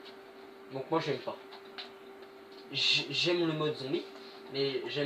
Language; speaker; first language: French; native; French